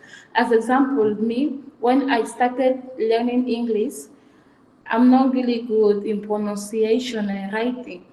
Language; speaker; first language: English; non-native, fluent; Fang